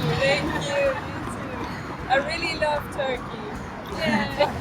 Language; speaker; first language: Turkish; non-native, learner; German